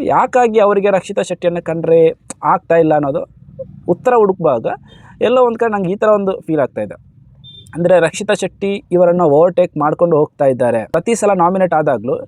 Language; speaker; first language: Kannada; native; Kannada